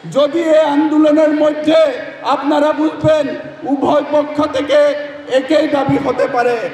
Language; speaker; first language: Bangla; non-native, learner; Assamese